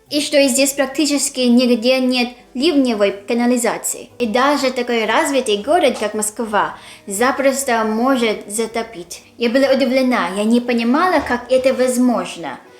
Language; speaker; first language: Russian; non-native, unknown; Filipino